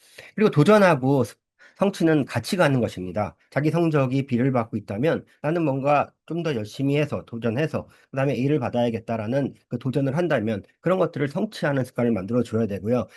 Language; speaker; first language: Korean; early bilingual, heritage; Korean